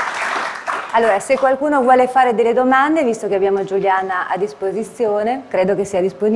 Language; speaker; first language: Italian; native; Italian